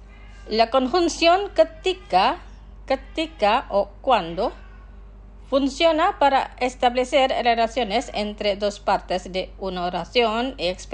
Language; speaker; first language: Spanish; non-native, fluent; Indonesian